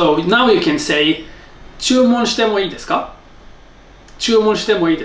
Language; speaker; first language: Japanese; non-native, fluent; English